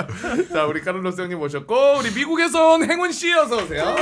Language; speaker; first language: Korean; native; Korean